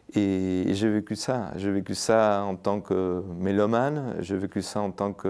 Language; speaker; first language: French; non-native, fluent; Spanish